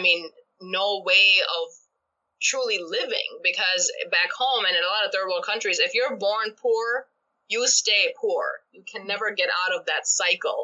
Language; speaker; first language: English; non-native, local second language; Urdu